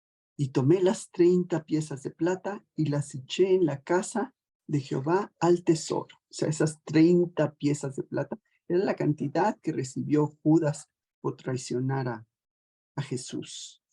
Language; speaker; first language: Spanish; native; Spanish